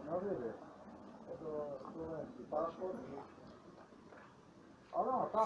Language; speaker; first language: Polish; non-native, learner; Slovenian